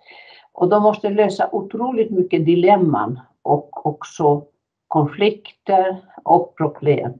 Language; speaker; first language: Swedish; non-native, fluent; Finnish